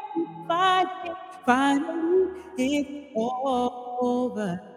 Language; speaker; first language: English; native; English